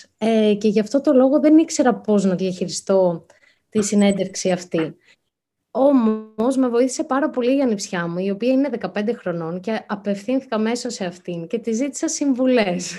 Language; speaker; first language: Greek; native; Greek